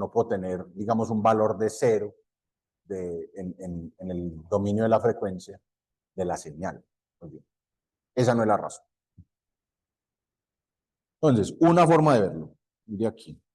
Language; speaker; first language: Spanish; native; Spanish